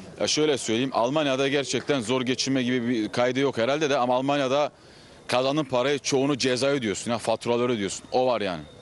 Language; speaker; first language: Turkish; early bilingual, heritage; Turkish